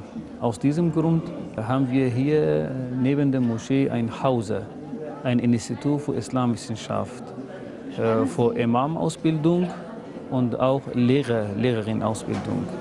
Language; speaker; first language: German; non-native, fluent; Persian